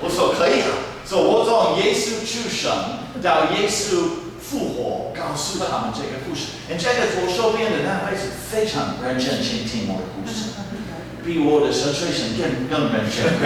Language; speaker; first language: Chinese; non-native, fluent; English